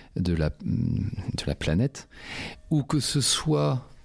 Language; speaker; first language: French; native; French